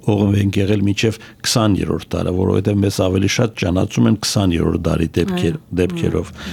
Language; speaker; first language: Armenian; native; Armenian